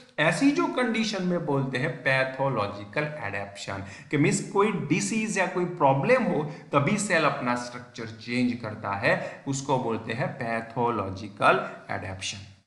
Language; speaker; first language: Hindi; non-native, local second language; Gujarati